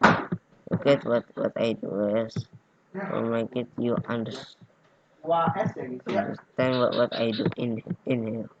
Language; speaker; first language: English; non-native, learner; Indonesian